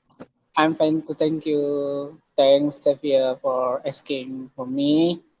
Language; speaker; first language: English; non-native, learner; Indonesian